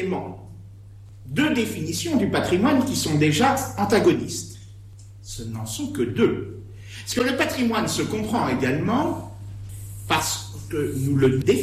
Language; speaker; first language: French; native; French